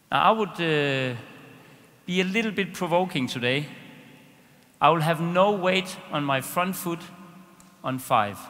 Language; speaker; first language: English; non-native, fluent; Danish